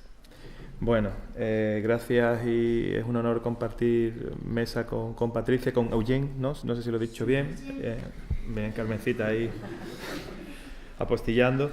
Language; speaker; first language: Spanish; native; Spanish